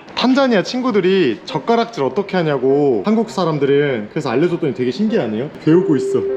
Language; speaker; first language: Korean; native; Korean